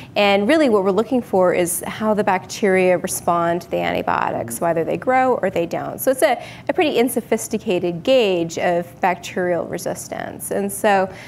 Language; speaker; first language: English; native; English